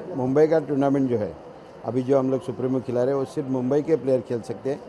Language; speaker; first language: Hindi; non-native, local second language; Marathi